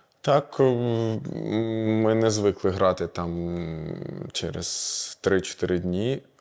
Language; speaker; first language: Ukrainian; non-native, local second language; Russian